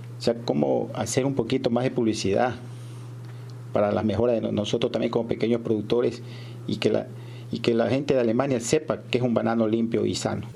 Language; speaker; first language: Spanish; native; Spanish